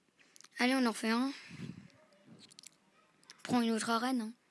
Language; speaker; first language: French; native; French